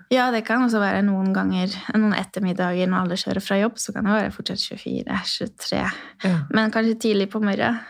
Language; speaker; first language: Norwegian; non-native, fluent; Hungarian